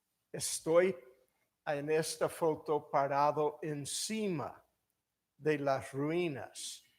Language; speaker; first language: Spanish; non-native, fluent; English